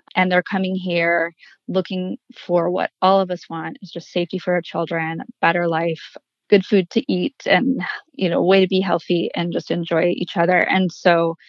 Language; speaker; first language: English; native; English